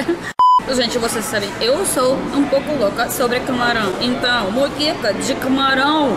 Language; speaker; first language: Portuguese; non-native, learner; Russian